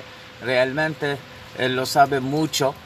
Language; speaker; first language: Spanish; non-native, fluent; Turkish